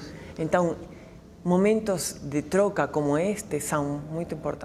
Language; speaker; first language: Spanish; non-native, learner; Portuguese